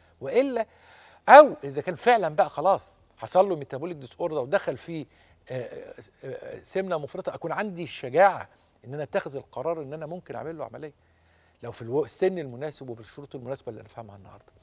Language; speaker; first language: Arabic; native; Arabic